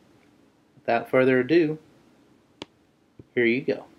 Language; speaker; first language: English; native; English